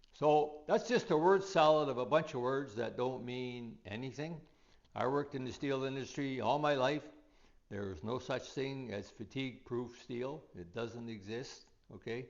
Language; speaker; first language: English; native; English